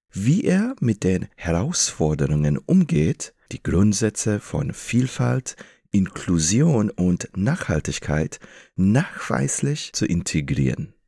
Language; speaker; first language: German; non-native, fluent; English